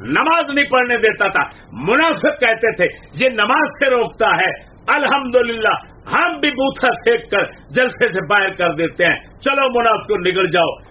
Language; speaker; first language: Urdu; non-native, local second language; Punjabi